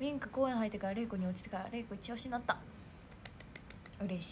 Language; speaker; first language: Japanese; native; Japanese